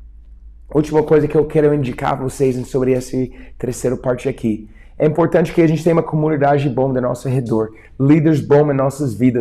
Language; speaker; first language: Portuguese; non-native, fluent; English